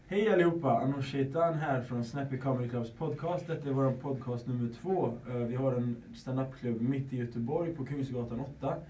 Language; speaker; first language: Swedish; early bilingual, other home language; Persian